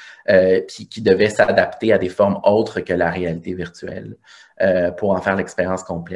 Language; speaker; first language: French; native; French